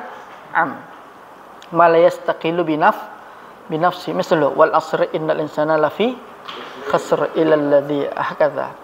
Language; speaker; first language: Arabic; non-native, fluent; Indonesian